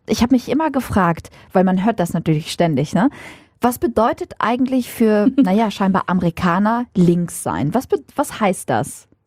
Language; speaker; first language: German; native; German